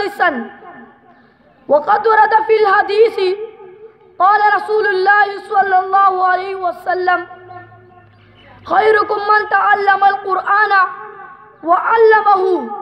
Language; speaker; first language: Arabic; non-native, learner; Urdu